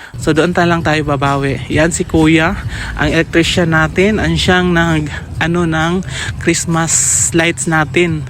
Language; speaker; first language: Filipino; non-native, local second language; Cebuano